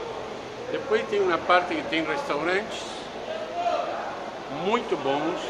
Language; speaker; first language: Portuguese; non-native, fluent; Spanish